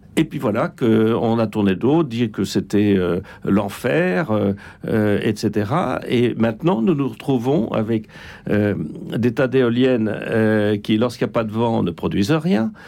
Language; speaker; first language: French; native; French